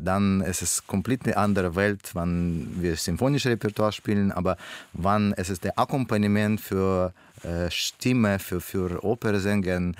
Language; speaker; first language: German; non-native, learner; Russian